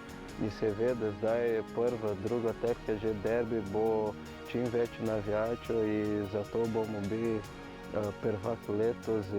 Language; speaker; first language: Slovenian; non-native, learner; Portuguese